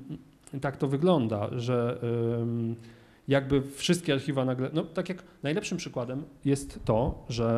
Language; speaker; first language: Polish; native; Polish